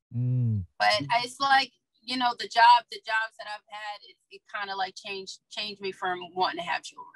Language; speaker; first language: English; native; English